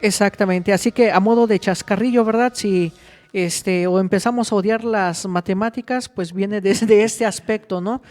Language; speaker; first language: Spanish; native; Spanish